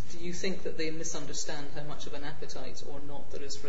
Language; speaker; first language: English; native; English